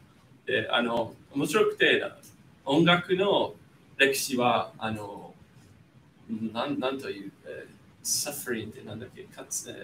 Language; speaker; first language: Japanese; non-native, fluent; English